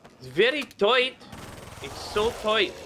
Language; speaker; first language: English; native; English